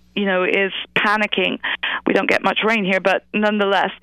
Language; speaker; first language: English; native; English